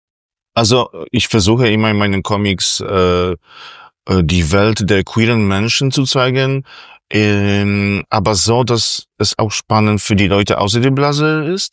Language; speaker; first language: German; non-native, fluent; Polish